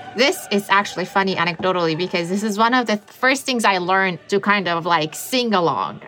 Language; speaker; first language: English; non-native, fluent; Persian